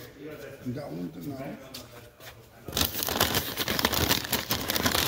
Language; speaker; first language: German; non-native, learner; Italian